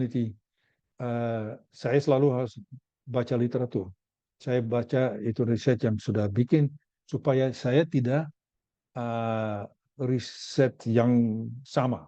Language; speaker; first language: Indonesian; non-native, learner; Dutch